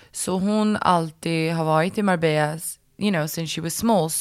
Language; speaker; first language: English; early bilingual, other home language; Swedish